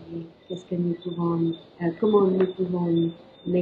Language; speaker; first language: French; non-native, learner; English